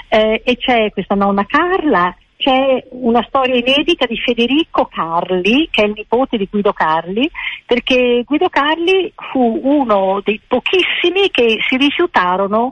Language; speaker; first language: Italian; native; Italian